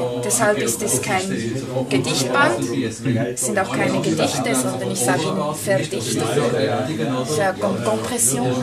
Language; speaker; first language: German; non-native, fluent; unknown